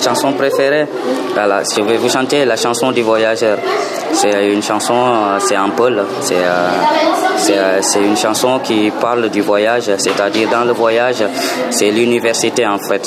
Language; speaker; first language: French; non-native, local second language; Fula